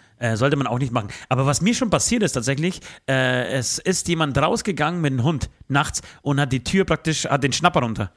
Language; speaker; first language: German; early bilingual, other home language; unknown